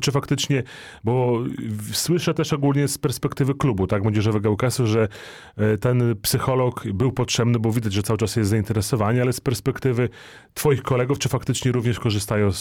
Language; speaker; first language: Polish; native; Polish